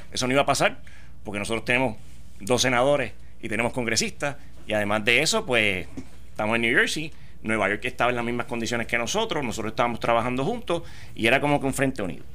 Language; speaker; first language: Spanish; native; Spanish